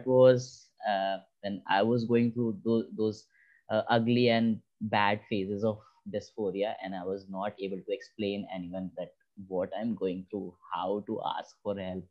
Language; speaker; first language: English; non-native, local second language; Hindi